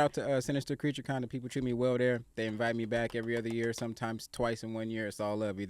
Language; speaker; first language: English; native; English